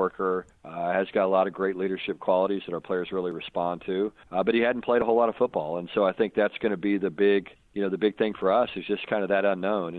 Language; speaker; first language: English; native; English